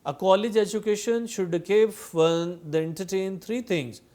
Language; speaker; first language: English; non-native, local second language; Urdu